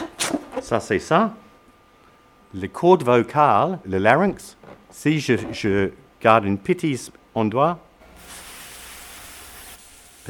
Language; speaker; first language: French; non-native, learner; English